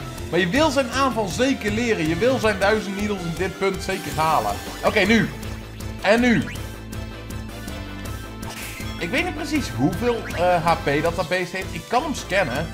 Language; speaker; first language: Dutch; native; Dutch